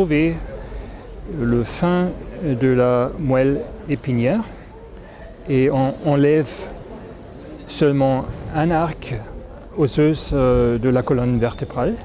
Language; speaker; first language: French; non-native, fluent; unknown